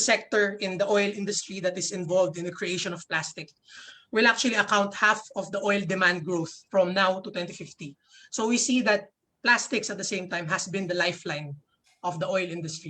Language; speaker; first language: English; non-native, local second language; Filipino